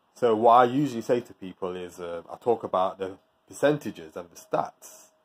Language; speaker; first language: English; native; English